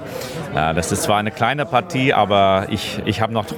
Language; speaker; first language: German; non-native, fluent; English